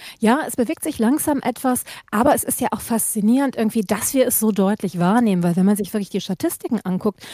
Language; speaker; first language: German; native; German